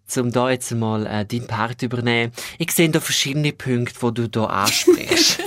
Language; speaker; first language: German; non-native, local second language; Romansh